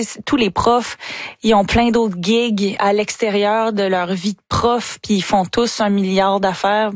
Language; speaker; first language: French; native; French